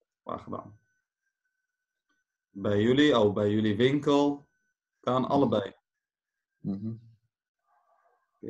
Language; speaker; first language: Dutch; non-native, fluent; Arabic